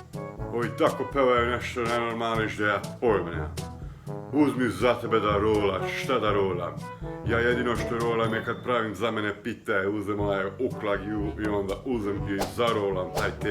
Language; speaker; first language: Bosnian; non-native, local second language; Hungarian